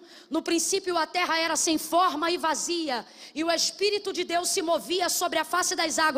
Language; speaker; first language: Portuguese; native; Portuguese